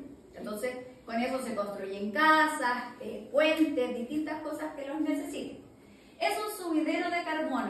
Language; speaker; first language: Spanish; native; Spanish